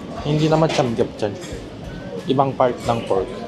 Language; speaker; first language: Filipino; non-native, learner; Korean